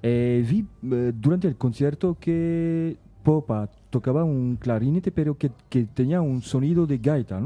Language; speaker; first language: Spanish; non-native, learner; French